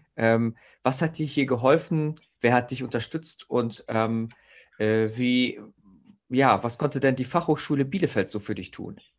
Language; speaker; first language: German; native; German